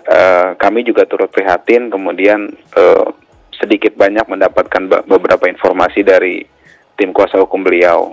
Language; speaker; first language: Indonesian; native; Indonesian